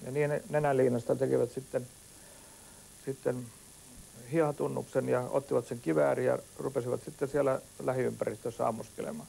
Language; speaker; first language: Finnish; native; Finnish